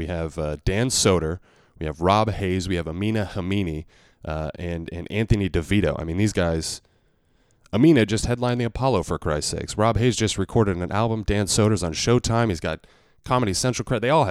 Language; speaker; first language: English; native; English